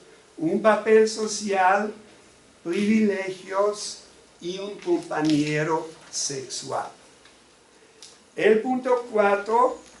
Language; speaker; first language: Spanish; non-native, fluent; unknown